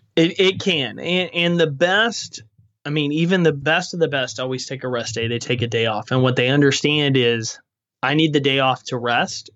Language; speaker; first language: English; native; English